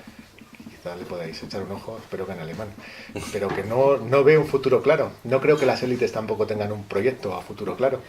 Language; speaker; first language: Spanish; native; Spanish